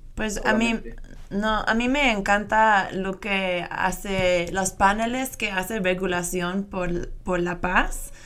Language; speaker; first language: Spanish; non-native, fluent; English